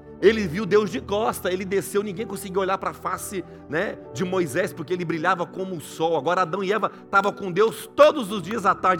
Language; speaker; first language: Portuguese; native; Portuguese